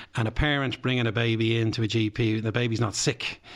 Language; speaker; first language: English; native; English